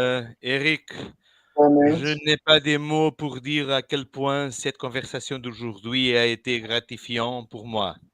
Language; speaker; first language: French; non-native, fluent; Portuguese